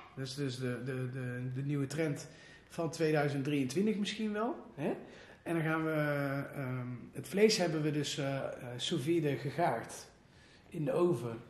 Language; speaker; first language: Dutch; native; Dutch